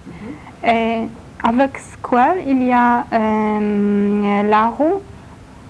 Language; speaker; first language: French; non-native, learner; Polish